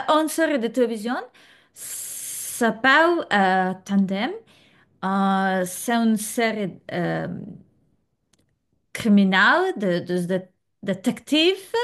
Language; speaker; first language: French; non-native, learner; Serbian